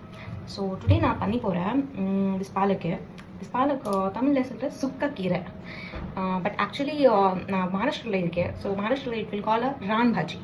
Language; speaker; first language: Tamil; non-native, learner; Marathi